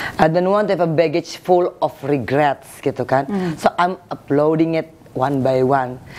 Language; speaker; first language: Indonesian; native; Indonesian